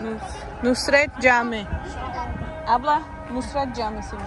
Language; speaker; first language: Turkish; non-native, learner; Tajik